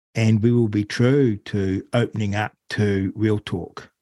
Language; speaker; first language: English; native; English